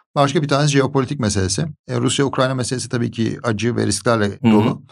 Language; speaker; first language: Turkish; native; Turkish